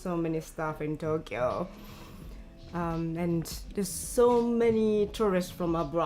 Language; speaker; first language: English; non-native, learner; Japanese